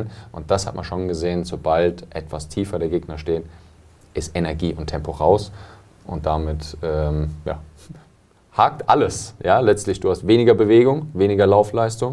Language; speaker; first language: German; native; German